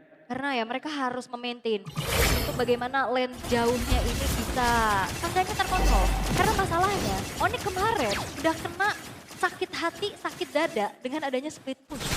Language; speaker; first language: Indonesian; native; Indonesian